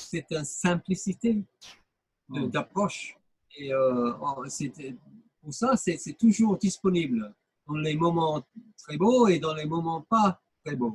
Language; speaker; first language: French; non-native, fluent; English